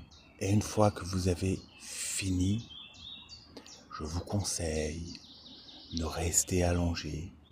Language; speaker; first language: French; native; French